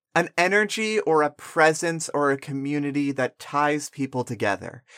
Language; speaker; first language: English; early bilingual, other home language; Spanish